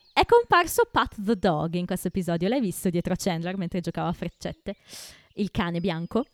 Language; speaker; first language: Italian; native; Italian